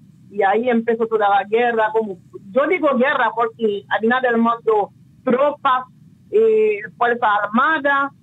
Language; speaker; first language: Spanish; non-native, local second language; Haitian Creole